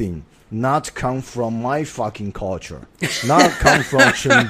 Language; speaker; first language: English; non-native, fluent; Chinese